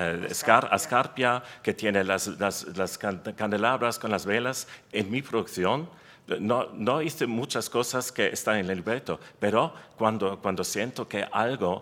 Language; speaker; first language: Spanish; non-native, learner; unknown